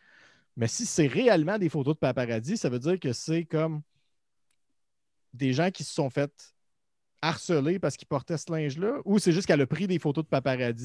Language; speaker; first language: French; native; French